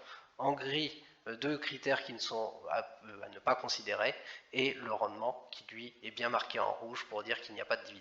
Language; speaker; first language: French; native; French